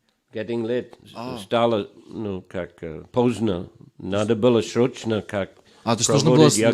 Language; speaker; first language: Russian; non-native, fluent; English